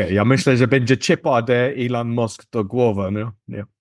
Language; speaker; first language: Polish; non-native, learner; English